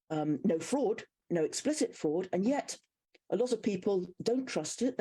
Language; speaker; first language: English; native; English